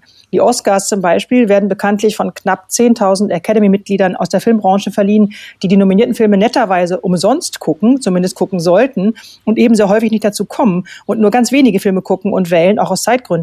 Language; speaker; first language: German; native; German